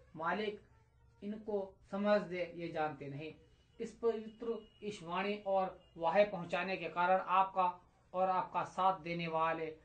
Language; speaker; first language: Hindi; native; Hindi